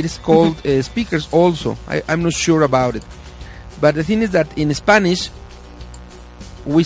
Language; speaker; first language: English; non-native, learner; Spanish